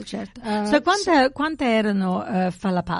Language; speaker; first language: Italian; early bilingual, heritage; English